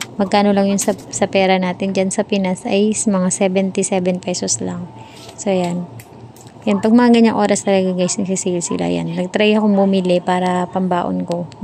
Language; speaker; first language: Filipino; native; Filipino